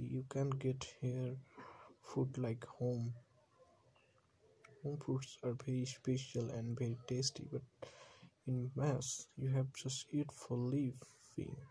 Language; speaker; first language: English; non-native, learner; Bangla